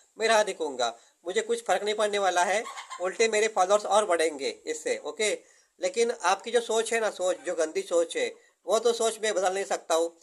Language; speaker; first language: Hindi; non-native, local second language; Marathi